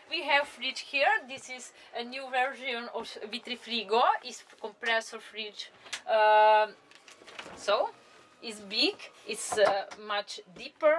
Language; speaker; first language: English; non-native, learner; Slovenian